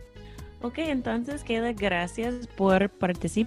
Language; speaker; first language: Spanish; non-native, fluent; English